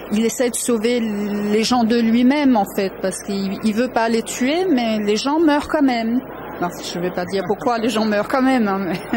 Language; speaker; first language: French; early bilingual, other home language; Danish